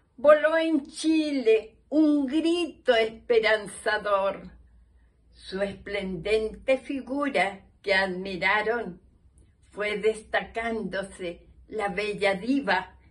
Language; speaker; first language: Spanish; native; Spanish